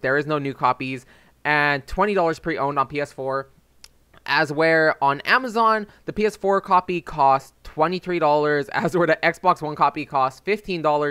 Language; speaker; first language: English; native; English